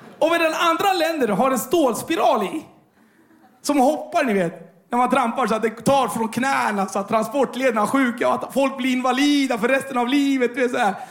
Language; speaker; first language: Swedish; early bilingual, other home language; Kurdish